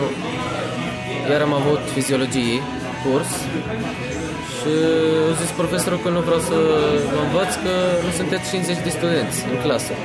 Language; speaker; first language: Romanian; early bilingual, heritage; Romanian